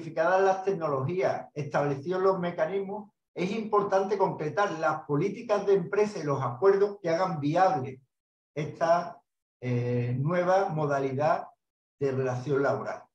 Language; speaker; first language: Spanish; native; Spanish